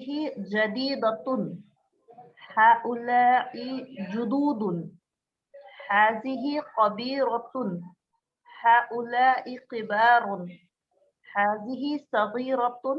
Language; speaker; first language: Arabic; non-native, learner; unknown